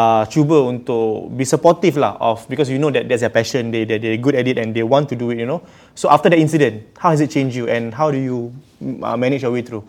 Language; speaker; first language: English; non-native, local second language; Malay